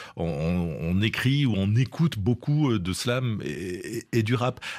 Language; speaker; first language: French; non-native, local second language; Wolof